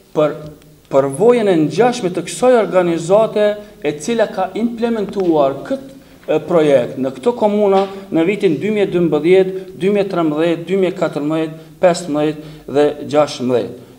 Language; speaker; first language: Albanian; native; Albanian